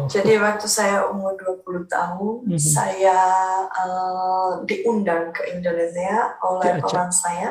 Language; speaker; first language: Indonesian; non-native, fluent; Czech